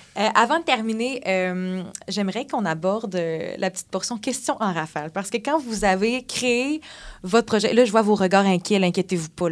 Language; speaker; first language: French; native; French